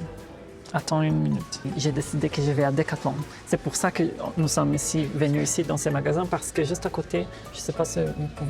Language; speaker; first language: French; non-native, fluent; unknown